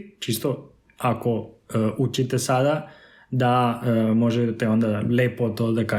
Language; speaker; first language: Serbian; non-native, fluent; Spanish